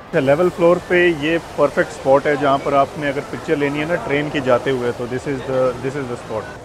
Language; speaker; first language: Urdu; non-native, local second language; Punjabi